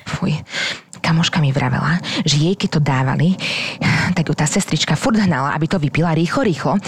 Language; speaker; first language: Slovak; native; Slovak